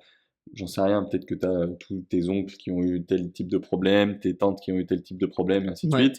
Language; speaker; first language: French; native; French